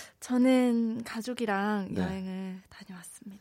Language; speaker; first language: Korean; native; Korean